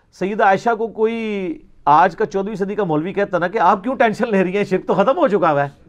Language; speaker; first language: Urdu; non-native, local second language; Punjabi